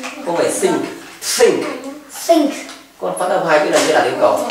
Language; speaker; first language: Vietnamese; native; Vietnamese